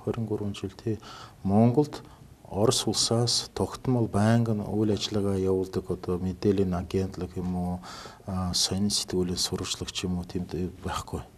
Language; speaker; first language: Mongolian; non-native, fluent; Russian